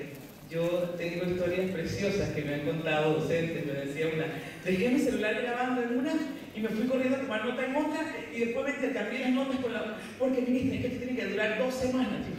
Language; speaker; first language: Spanish; native; Spanish